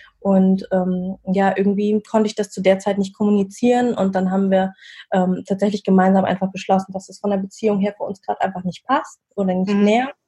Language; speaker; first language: German; early bilingual, other home language; Vietnamese